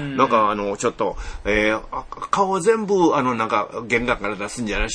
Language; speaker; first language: Japanese; native; Japanese